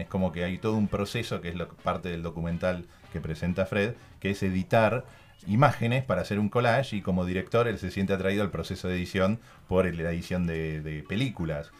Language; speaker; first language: Spanish; native; Spanish